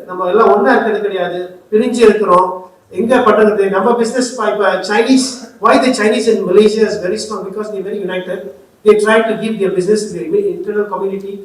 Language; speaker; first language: Tamil; native; Tamil